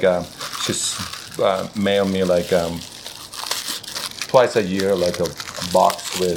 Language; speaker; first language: English; non-native, learner; Italian